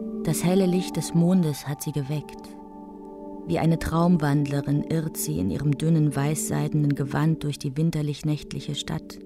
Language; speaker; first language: German; native; German